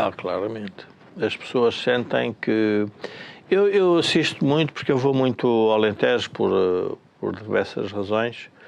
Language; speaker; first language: Portuguese; native; Portuguese